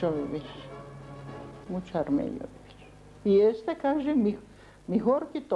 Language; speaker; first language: Spanish; non-native, learner; Armenian